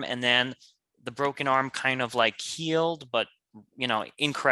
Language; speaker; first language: English; native; English